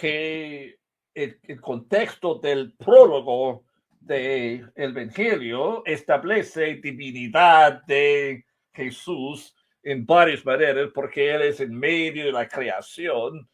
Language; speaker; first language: Spanish; non-native, fluent; English